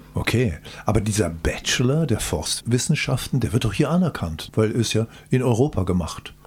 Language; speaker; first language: German; native; German